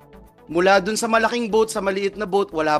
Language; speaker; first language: Filipino; native; Filipino